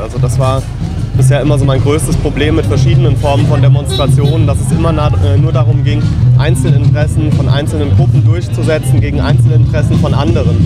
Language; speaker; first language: German; native; German